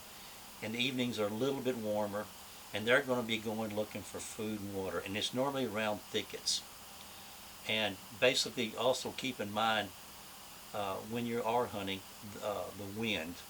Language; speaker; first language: English; native; English